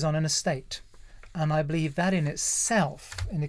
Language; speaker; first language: English; native; English